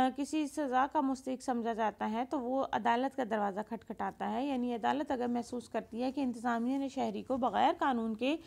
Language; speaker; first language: Urdu; non-native, local second language; Punjabi